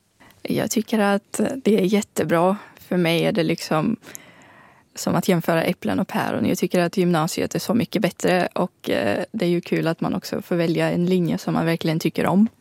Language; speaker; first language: Swedish; non-native, fluent; Ukrainian